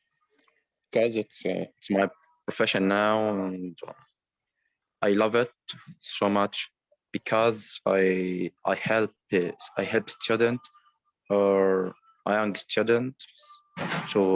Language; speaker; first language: English; non-native, learner; Arabic